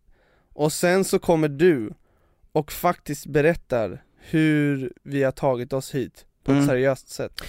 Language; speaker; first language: Swedish; native; Swedish